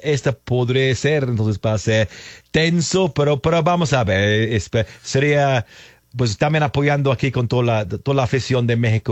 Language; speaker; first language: Spanish; non-native, fluent; English